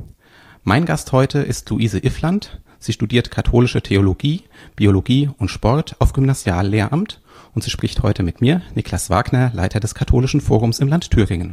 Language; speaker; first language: German; native; German